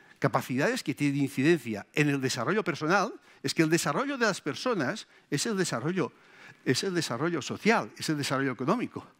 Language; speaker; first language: Spanish; native; Spanish